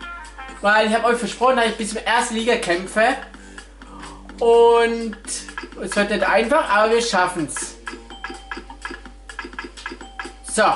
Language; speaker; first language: German; non-native, fluent; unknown